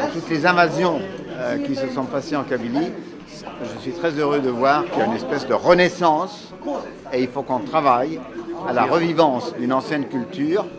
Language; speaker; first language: French; non-native, local second language; Kabyle